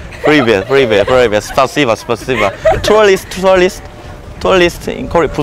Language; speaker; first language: English; non-native, learner; Korean